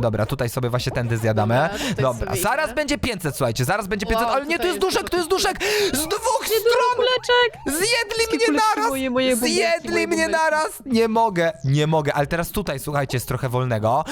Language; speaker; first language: Polish; native; Polish